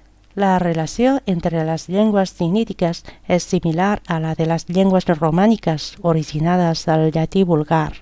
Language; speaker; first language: Catalan; non-native, fluent; Chinese